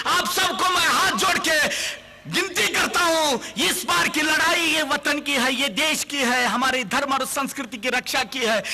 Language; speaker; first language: Hindi; non-native, local second language; Marathi